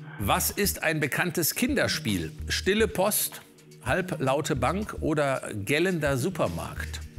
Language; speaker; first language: German; native; German